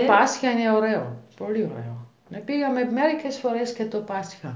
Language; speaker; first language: Greek; non-native, learner; German